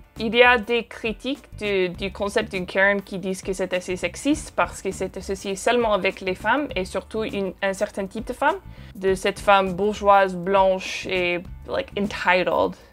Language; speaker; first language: French; non-native, fluent; English